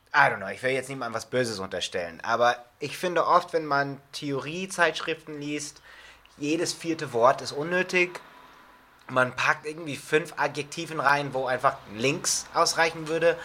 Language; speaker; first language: German; non-native, fluent; English